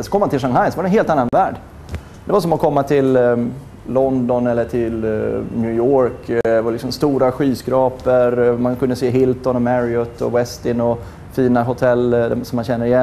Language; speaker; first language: Swedish; native; Swedish